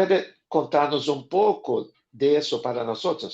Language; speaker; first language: Spanish; non-native, fluent; Portuguese